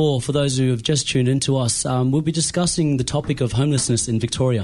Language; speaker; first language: English; native; English